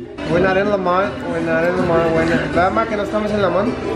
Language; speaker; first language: Spanish; early bilingual, other home language; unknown